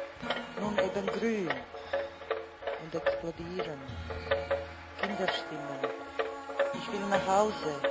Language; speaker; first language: German; non-native, fluent; Croatian